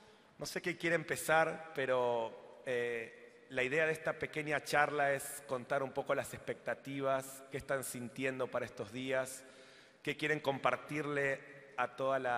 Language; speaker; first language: Spanish; native; Spanish